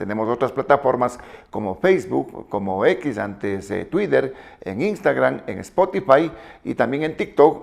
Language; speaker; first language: Spanish; native; Spanish